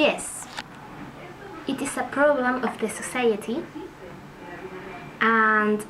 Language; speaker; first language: English; non-native, learner; Spanish